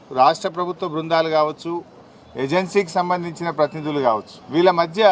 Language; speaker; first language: Telugu; native; Telugu